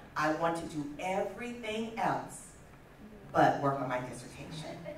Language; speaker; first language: English; native; English